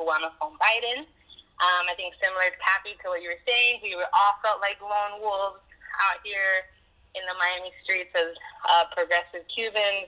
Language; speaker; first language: English; native; English